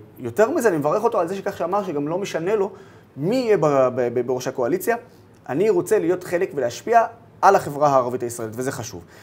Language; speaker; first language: Hebrew; non-native, local second language; Arabic